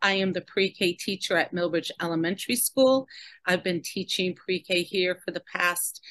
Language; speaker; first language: English; native; English